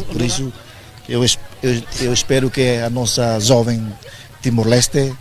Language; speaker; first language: Portuguese; non-native, local second language; Tetum